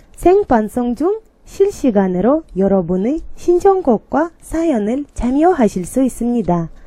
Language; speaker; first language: Korean; non-native, learner; Kyrgyz